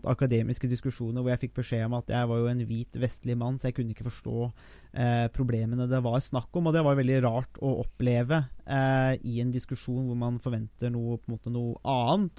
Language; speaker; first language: Norwegian; native; Norwegian